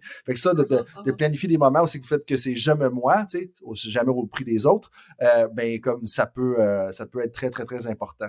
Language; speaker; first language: French; native; French